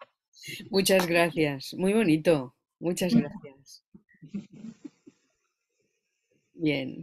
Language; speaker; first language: Spanish; native; Spanish